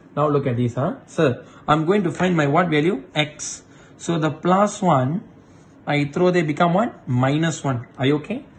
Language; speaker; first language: English; non-native, local second language; Malay